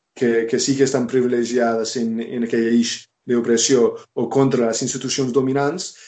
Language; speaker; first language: Catalan; non-native, fluent; English